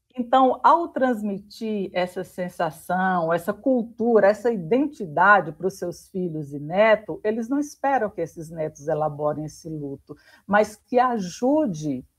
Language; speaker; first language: Portuguese; native; Portuguese